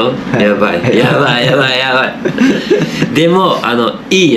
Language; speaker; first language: Japanese; non-native, learner; Portuguese